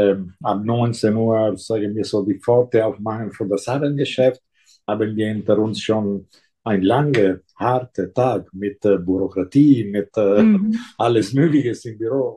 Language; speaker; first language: German; non-native, local second language; Italian